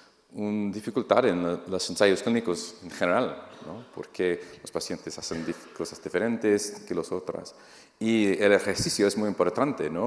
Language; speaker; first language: Spanish; non-native, fluent; English